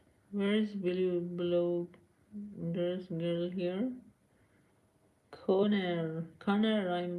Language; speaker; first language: English; non-native, learner; Persian